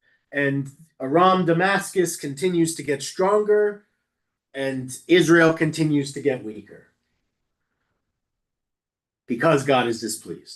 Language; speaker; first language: English; native; English